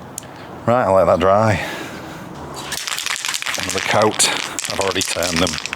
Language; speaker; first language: English; native; English